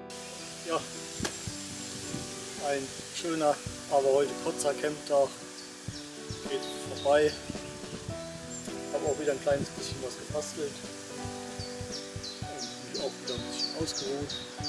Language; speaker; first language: German; native; German